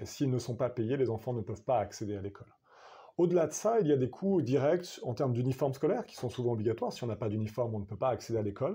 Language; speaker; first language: French; native; French